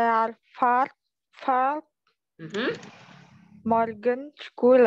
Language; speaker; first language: German; non-native, learner; Indonesian